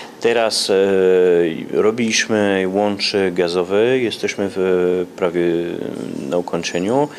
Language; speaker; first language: Polish; early bilingual, heritage; Polish